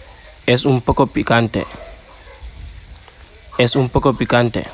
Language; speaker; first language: Spanish; non-native, fluent; Wolof